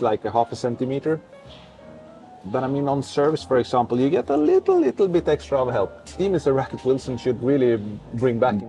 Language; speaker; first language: English; non-native, fluent; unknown